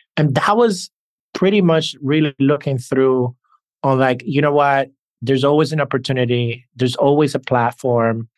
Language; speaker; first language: English; early bilingual, other home language; Spanish